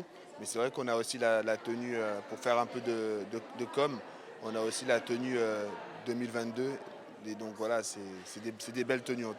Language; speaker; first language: French; native; French